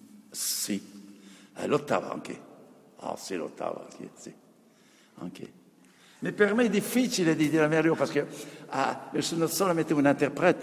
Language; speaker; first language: Italian; non-native, fluent; French